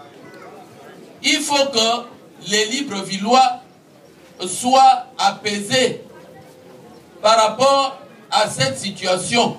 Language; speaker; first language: French; non-native, local second language; Fang